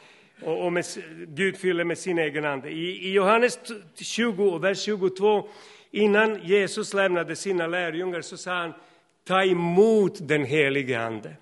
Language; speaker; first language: Swedish; non-native, fluent; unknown